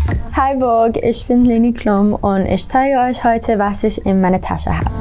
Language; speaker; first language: German; early bilingual, heritage; English